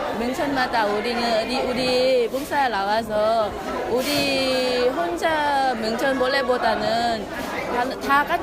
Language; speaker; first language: Korean; non-native, learner; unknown